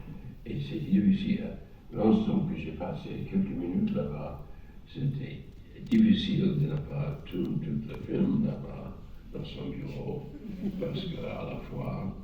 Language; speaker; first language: French; non-native, fluent; English